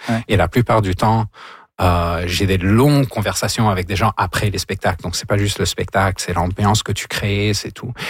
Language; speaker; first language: French; non-native, local second language; Arabic